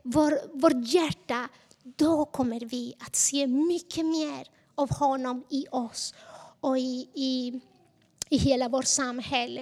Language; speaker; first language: Swedish; non-native, fluent; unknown